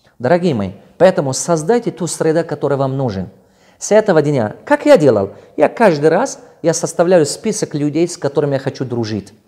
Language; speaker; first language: Russian; non-native, local second language; Tajik